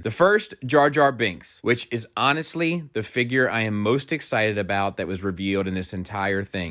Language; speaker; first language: English; native; English